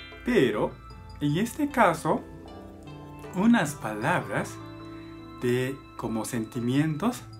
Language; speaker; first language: Spanish; non-native, learner; Japanese